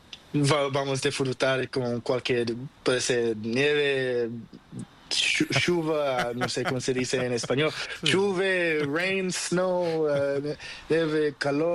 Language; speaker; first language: Spanish; non-native, learner; Portuguese